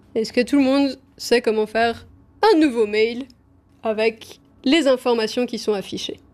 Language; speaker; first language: French; native; French